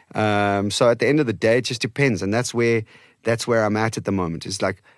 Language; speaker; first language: English; non-native, local second language; Portuguese